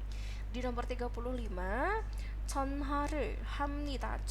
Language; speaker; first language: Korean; non-native, fluent; Indonesian